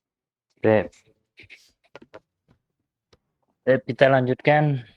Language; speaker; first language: Indonesian; native; Indonesian